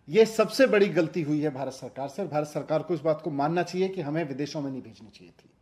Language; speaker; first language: Hindi; native; Hindi